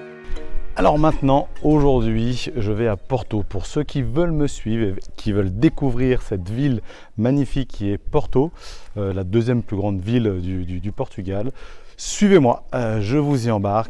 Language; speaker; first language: French; early bilingual, other home language; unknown